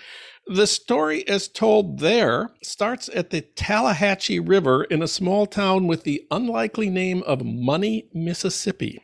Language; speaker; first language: English; native; English